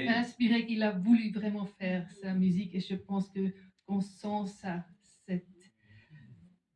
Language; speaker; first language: French; non-native, fluent; German